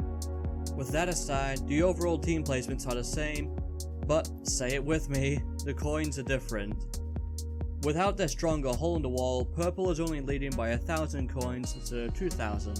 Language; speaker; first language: English; native; English